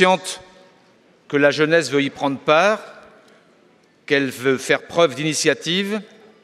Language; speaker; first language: French; native; French